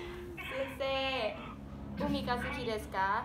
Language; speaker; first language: Japanese; non-native, learner; Thai